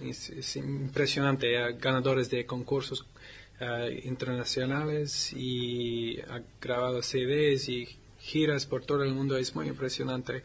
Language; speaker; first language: Spanish; non-native, learner; English